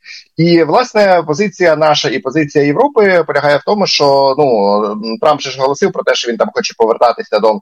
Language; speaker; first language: Ukrainian; native; Ukrainian